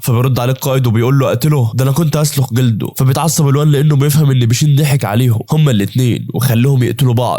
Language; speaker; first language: Arabic; native; Arabic